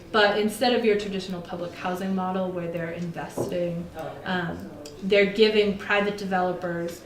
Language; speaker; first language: English; native; English